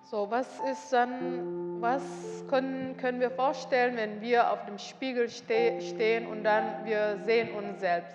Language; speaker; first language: German; non-native, learner; Indonesian